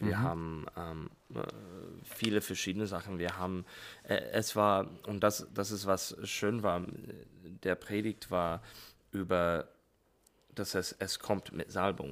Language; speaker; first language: German; non-native, learner; English